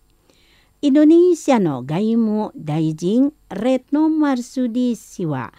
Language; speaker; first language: Japanese; non-native, fluent; Indonesian